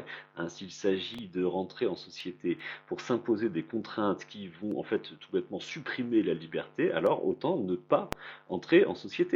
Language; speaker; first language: French; native; French